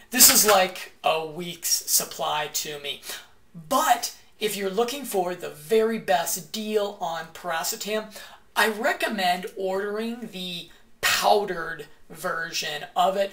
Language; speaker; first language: English; native; English